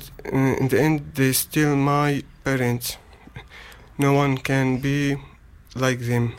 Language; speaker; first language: English; non-native, learner; Arabic